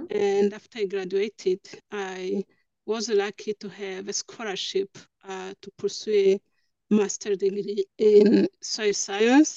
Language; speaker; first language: English; non-native, local second language; Kinyarwanda